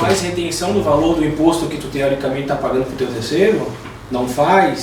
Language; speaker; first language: Portuguese; native; Portuguese